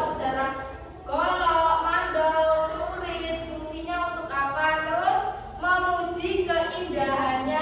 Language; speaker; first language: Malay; non-native, local second language; Javanese